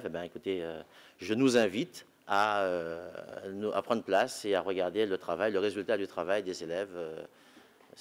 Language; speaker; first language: French; native; French